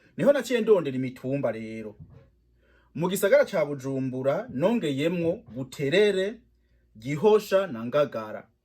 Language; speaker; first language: Rundi; native; Rundi